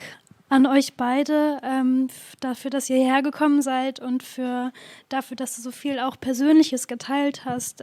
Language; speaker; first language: German; native; German